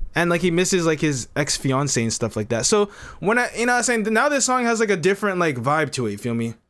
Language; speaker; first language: English; native; English